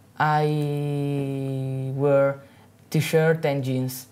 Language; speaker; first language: English; non-native, learner; Italian